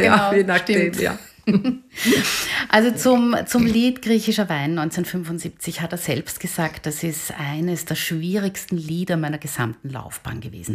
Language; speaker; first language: German; native; German